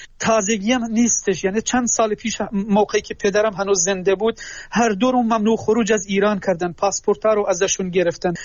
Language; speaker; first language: Persian; non-native, local second language; Kurdish